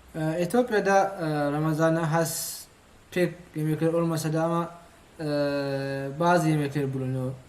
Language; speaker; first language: Turkish; non-native, fluent; Oromo